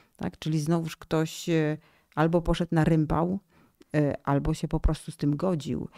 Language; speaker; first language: Polish; native; Polish